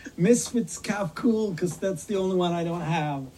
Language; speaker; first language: English; non-native, fluent; Swedish